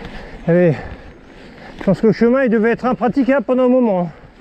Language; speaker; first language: French; native; French